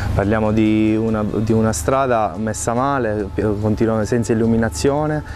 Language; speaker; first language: Italian; native; Italian